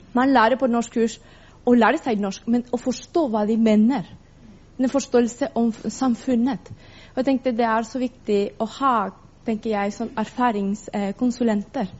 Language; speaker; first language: Norwegian; non-native, fluent; Spanish